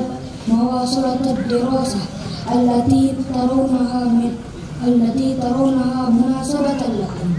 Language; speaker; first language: Arabic; non-native, learner; Indonesian